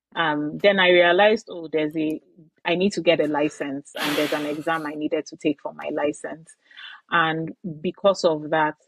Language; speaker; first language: English; non-native, local second language; Igbo